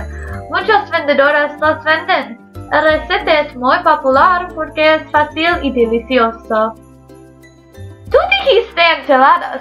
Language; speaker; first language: Spanish; non-native, learner; English